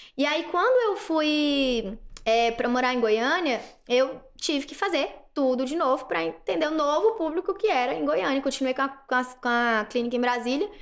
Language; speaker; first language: Portuguese; native; Portuguese